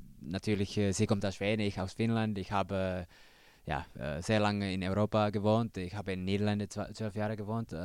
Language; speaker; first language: German; non-native, learner; Finnish